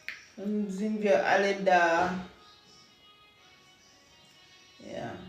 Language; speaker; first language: German; non-native, learner; English